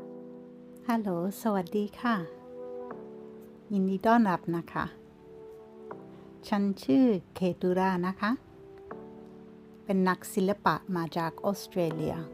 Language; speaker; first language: Thai; non-native, fluent; English